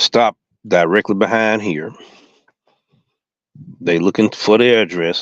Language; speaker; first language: English; native; English